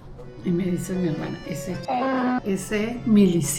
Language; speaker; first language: Spanish; native; Spanish